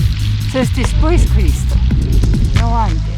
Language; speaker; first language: Spanish; non-native, learner; English